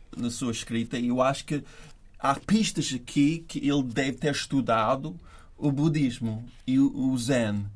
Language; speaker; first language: Portuguese; non-native, fluent; English